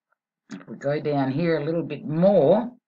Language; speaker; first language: English; native; English